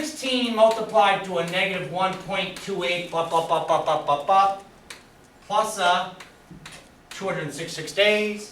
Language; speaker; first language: English; native; English